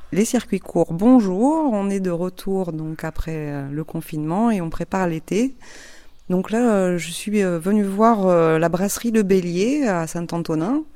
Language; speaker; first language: French; native; French